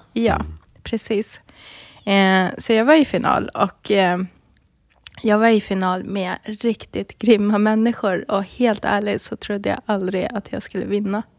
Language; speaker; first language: Swedish; early bilingual, other home language; Arabic